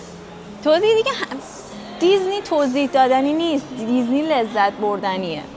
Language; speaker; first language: Persian; native; Persian